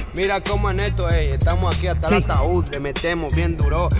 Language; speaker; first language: Spanish; native; Spanish